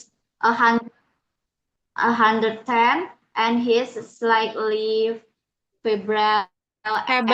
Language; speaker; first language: English; non-native, learner; Indonesian